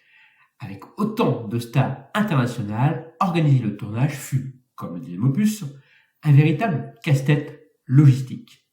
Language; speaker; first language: French; native; French